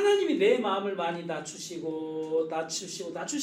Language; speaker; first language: Korean; native; Korean